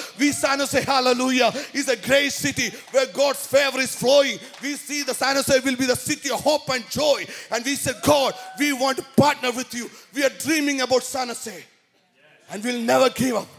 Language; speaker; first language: English; non-native, local second language; Malayalam